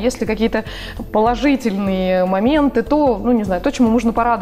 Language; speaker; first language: Russian; native; Russian